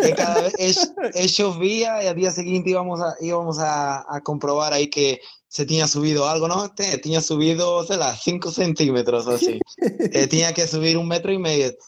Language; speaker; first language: Portuguese; non-native, learner; Spanish